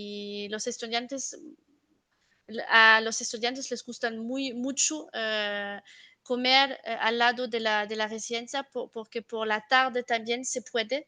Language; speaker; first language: Spanish; non-native, fluent; French